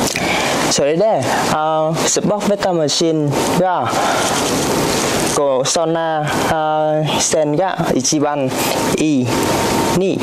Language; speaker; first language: Japanese; non-native, learner; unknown